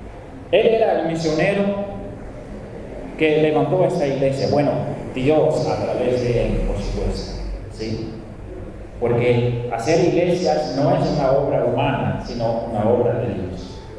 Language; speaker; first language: Spanish; non-native, fluent; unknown